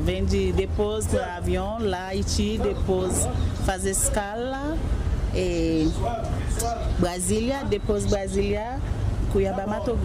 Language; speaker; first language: Portuguese; non-native, learner; Haitian Creole